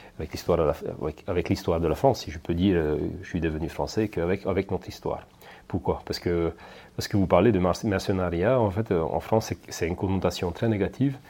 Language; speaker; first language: French; non-native, fluent; Hungarian